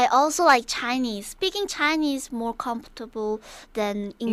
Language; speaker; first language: English; non-native, learner; Korean